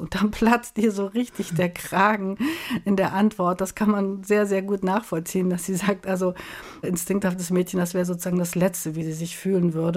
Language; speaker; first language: German; native; German